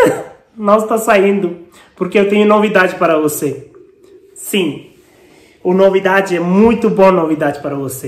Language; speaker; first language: Portuguese; non-native, learner; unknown